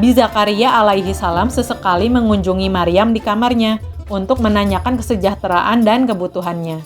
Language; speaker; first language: Indonesian; native; Indonesian